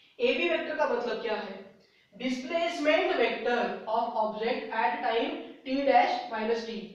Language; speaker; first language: Hindi; native; Hindi